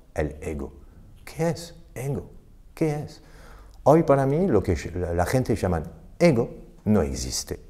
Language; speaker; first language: Spanish; non-native, fluent; French